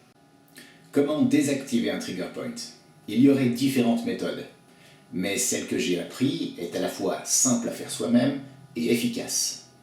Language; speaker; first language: French; native; French